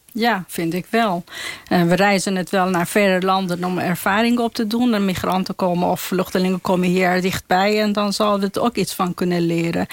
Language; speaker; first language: Dutch; non-native, fluent; Persian